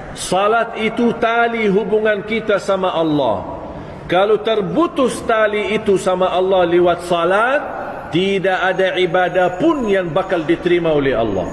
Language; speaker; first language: Malay; non-native, fluent; Arabic